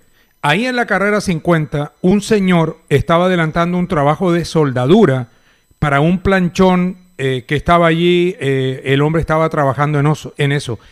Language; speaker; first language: Spanish; native; Spanish